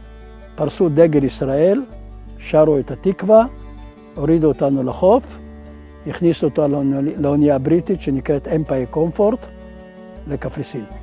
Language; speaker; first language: Hebrew; early bilingual, other home language; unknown